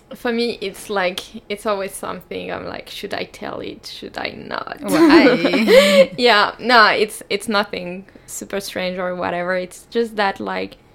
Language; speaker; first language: English; non-native, fluent; French